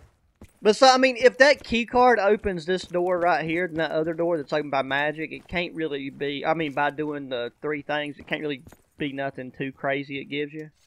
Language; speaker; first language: English; native; English